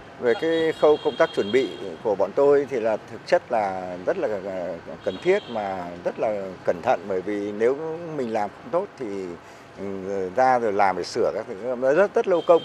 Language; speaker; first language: Vietnamese; native; Vietnamese